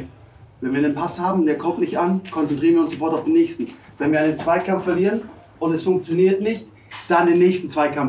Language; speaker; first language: German; native; German